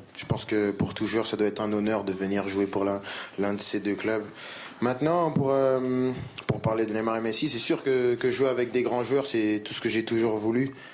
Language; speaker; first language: French; native; French